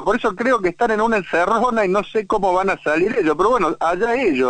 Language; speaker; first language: Spanish; native; Spanish